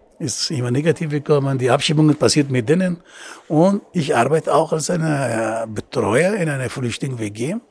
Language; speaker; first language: German; non-native, learner; Persian